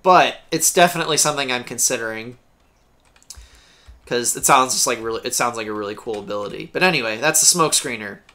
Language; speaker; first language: English; native; English